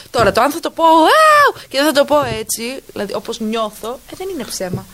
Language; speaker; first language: Greek; early bilingual, heritage; Greek